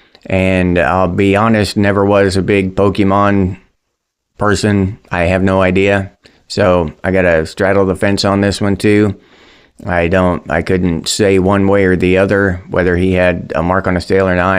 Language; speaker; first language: English; native; English